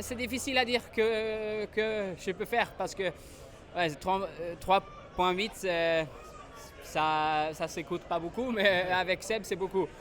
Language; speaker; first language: French; non-native, learner; Swedish